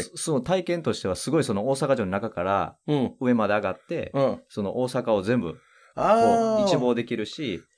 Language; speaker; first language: Japanese; native; Japanese